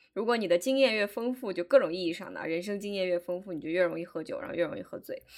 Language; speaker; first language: Chinese; native; Chinese